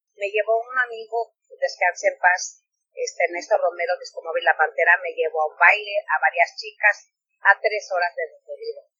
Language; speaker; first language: Spanish; native; Spanish